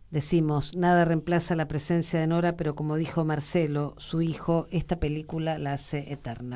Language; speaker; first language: Spanish; native; Spanish